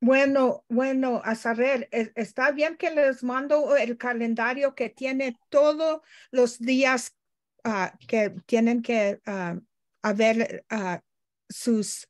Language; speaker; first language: Spanish; non-native, learner; English